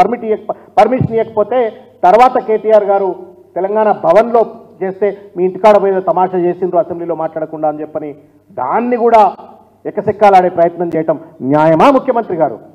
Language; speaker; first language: Telugu; native; Telugu